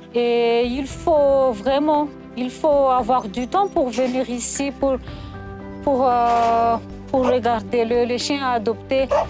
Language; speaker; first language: French; non-native, local second language; Malagasy